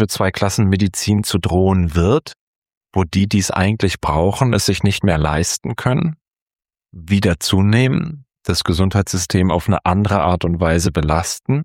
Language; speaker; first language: German; native; German